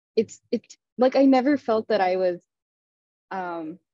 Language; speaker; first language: English; non-native, fluent; Turkish